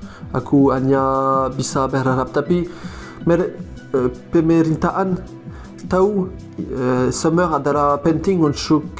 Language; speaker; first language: Indonesian; non-native, learner; French